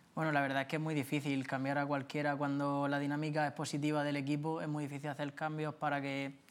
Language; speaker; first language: Spanish; native; Spanish